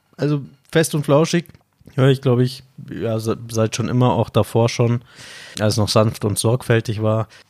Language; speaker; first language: German; native; German